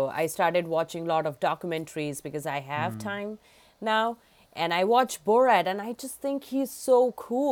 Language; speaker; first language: English; non-native, local second language; Bangla